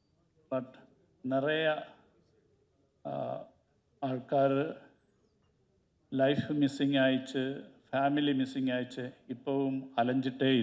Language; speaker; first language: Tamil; non-native, learner; Malayalam